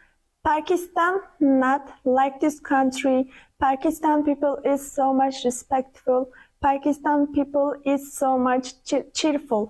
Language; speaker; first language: English; non-native, learner; Turkish